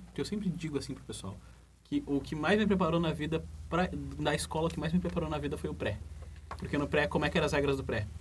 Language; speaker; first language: Portuguese; native; Portuguese